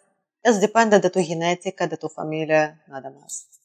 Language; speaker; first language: Spanish; non-native, learner; Russian